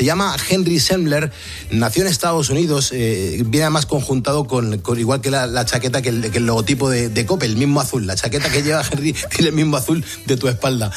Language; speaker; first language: Spanish; native; Spanish